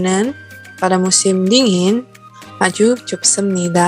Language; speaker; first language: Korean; non-native, learner; Indonesian